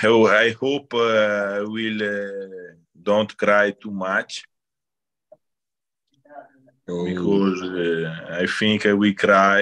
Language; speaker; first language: English; non-native, learner; Italian